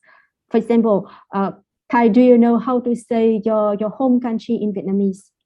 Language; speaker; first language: English; non-native, fluent; Vietnamese